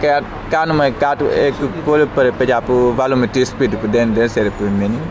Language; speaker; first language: Greek; non-native, learner; Wolof